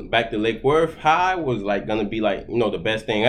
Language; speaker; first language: English; early bilingual, other home language; Haitian Creole